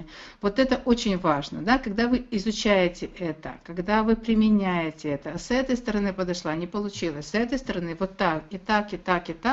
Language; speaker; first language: Russian; native; Russian